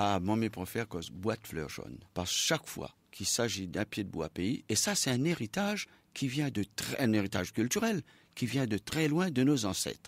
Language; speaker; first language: French; non-native, local second language; Réunion Creole French